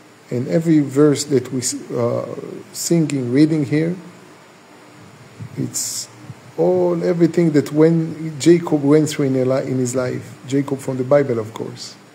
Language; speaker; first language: English; non-native, fluent; Hebrew